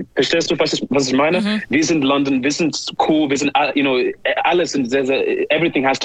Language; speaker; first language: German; non-native, fluent; English